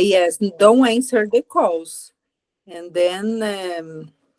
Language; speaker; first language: English; non-native, learner; Portuguese